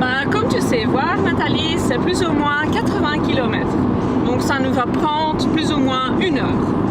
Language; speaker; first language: French; non-native, learner; Dutch